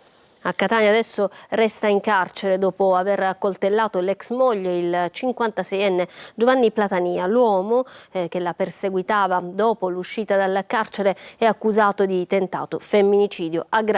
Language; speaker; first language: Italian; native; Italian